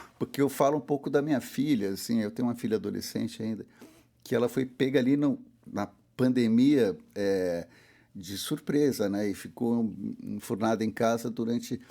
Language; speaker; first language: Portuguese; early bilingual, heritage; Portuguese